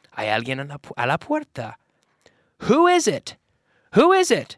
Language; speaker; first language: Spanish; non-native, fluent; English